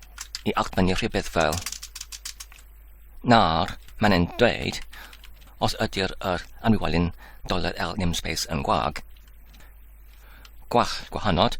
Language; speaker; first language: Welsh; non-native, learner; Polish